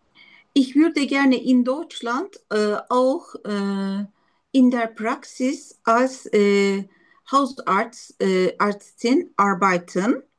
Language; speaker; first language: German; non-native, learner; Turkish